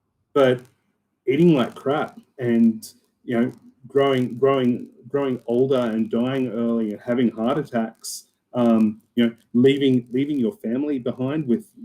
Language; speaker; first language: English; native; English